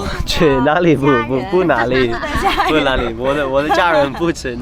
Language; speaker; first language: Chinese; non-native, learner; English